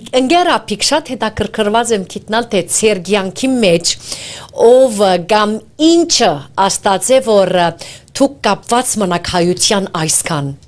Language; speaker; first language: Armenian; early bilingual, heritage; Armenian